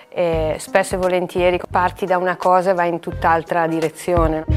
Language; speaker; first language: Italian; native; Italian